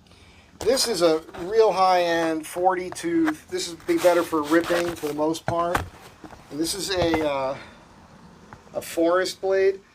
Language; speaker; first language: English; native; English